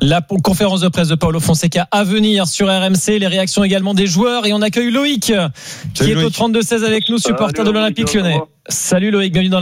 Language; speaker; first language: French; native; French